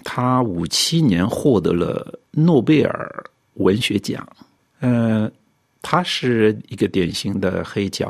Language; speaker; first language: Chinese; non-native, fluent; French